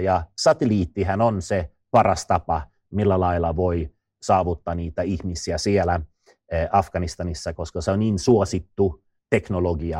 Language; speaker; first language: Finnish; non-native, fluent; Swedish